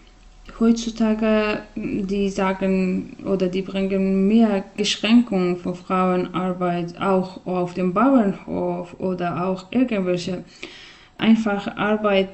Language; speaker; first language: German; non-native, fluent; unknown